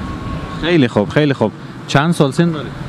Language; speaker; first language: Persian; native; Persian